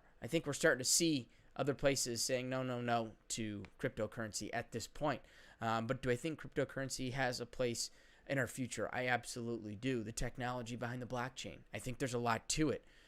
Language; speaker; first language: English; native; English